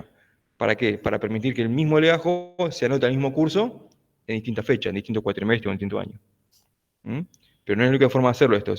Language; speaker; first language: Spanish; native; Spanish